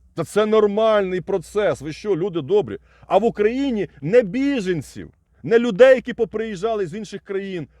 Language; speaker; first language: Ukrainian; non-native, local second language; Russian